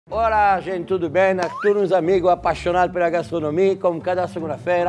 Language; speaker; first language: Portuguese; non-native, fluent; French